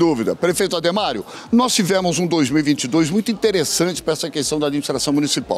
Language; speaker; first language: Portuguese; native; Portuguese